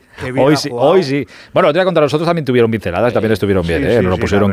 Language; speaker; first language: Spanish; native; Spanish